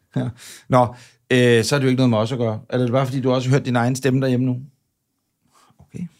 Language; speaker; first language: Danish; native; Danish